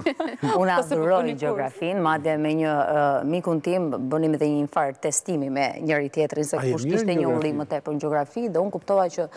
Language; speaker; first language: Albanian; native; Albanian